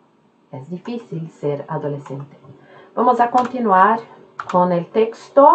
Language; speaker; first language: Spanish; non-native, fluent; Norwegian